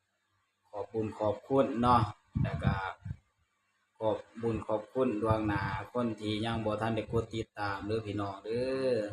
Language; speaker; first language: Thai; non-native, local second language; Lao